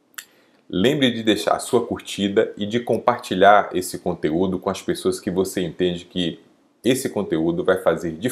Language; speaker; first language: Portuguese; native; Portuguese